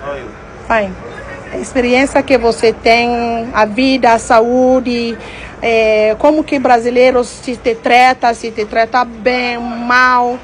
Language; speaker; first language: Portuguese; non-native, learner; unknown